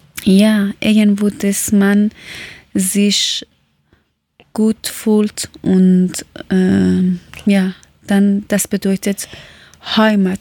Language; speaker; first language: German; non-native, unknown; Persian